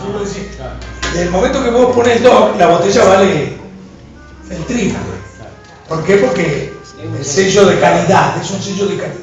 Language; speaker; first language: Spanish; native; Spanish